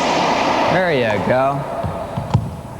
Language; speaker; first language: English; native; English